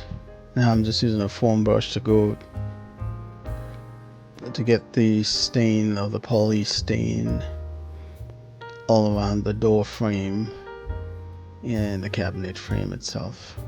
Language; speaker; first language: English; native; English